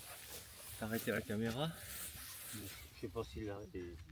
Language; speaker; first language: French; native; French